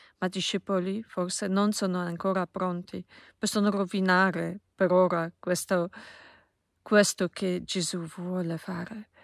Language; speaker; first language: Italian; non-native, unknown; Polish